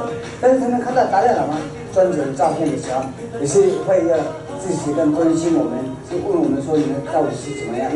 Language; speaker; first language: Chinese; non-native, fluent; Tibetan